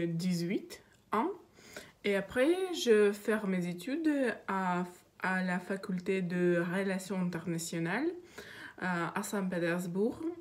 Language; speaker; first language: French; non-native, learner; Russian